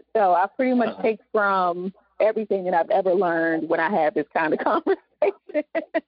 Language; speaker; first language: English; native; English